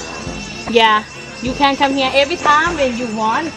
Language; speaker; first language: English; non-native, learner; Thai